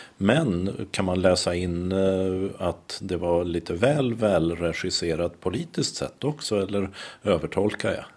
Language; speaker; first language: Swedish; native; Swedish